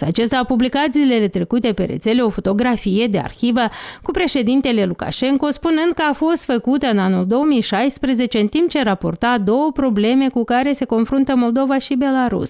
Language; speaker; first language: Romanian; native; Romanian